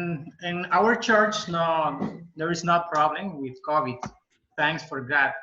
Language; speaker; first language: English; non-native, learner; Spanish